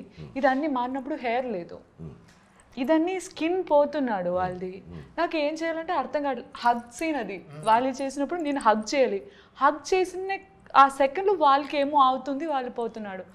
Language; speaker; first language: Telugu; non-native, learner; Malayalam